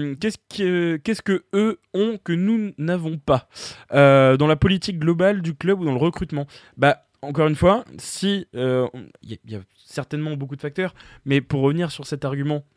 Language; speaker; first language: French; native; French